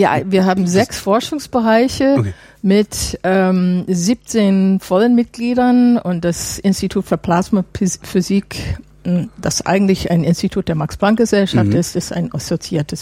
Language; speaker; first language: German; non-native, fluent; English